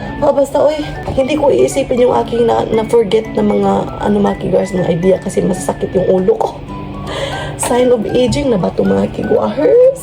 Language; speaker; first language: Filipino; non-native, local second language; Cebuano